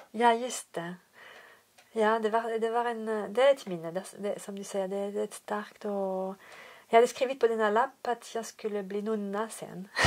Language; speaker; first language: Swedish; non-native, fluent; French